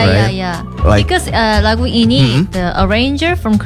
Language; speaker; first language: English; non-native, learner; Korean